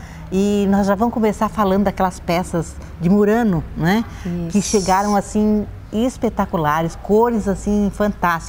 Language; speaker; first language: Portuguese; native; Portuguese